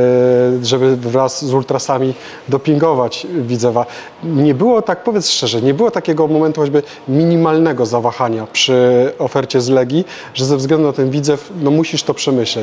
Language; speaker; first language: Polish; native; Polish